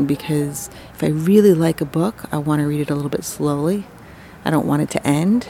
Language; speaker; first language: English; native; English